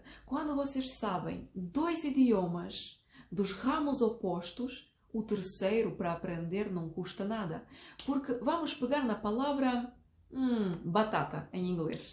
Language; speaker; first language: Portuguese; non-native, fluent; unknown